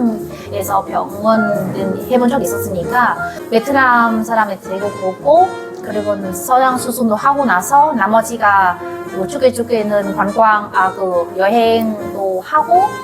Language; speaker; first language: Korean; non-native, learner; Vietnamese